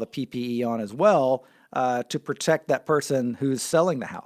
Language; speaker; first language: English; native; English